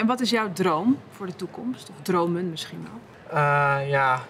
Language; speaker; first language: Dutch; native; Dutch